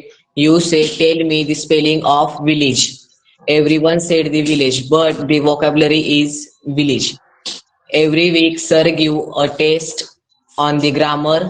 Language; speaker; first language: English; non-native, learner; Marathi